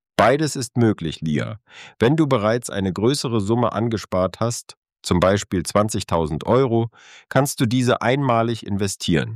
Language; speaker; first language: German; native; German